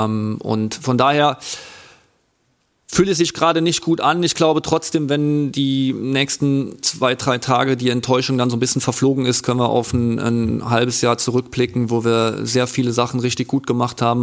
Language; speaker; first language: German; native; German